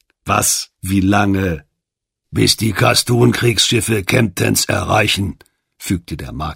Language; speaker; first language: German; native; German